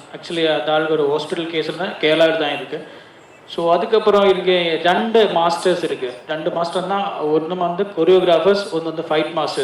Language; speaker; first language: Tamil; non-native, learner; Malayalam